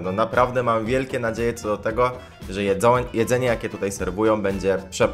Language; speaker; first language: Polish; native; Polish